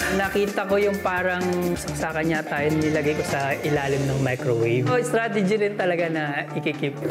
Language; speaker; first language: Filipino; native; Filipino